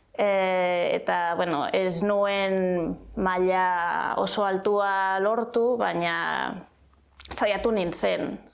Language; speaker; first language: Basque; non-native, fluent; Catalan